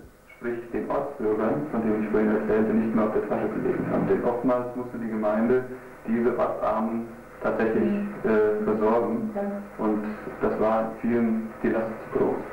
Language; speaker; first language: German; native; German